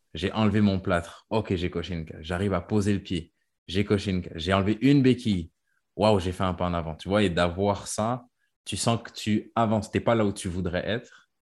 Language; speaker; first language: French; native; French